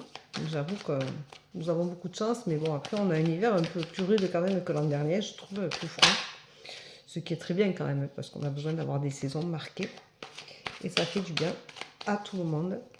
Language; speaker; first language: French; native; French